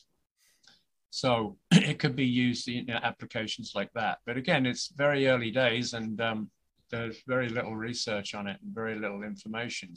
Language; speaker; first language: English; native; English